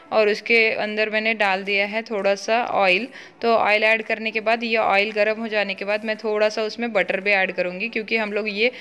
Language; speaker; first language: Hindi; non-native, local second language; Marathi